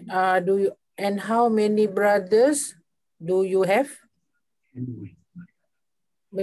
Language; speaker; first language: English; non-native, learner; Malay